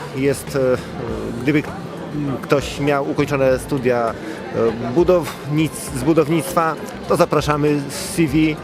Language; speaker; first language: Polish; native; Polish